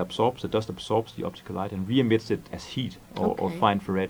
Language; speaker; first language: English; non-native, fluent; Danish